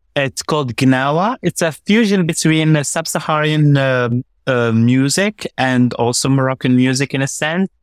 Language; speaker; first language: English; non-native, fluent; Arabic